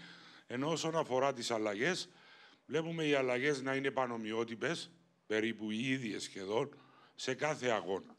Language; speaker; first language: Greek; native; Greek